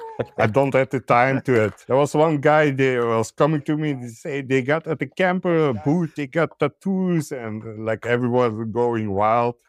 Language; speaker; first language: English; non-native, learner; Dutch